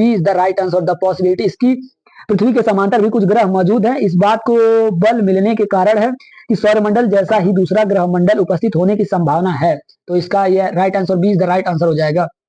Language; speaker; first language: Hindi; native; Hindi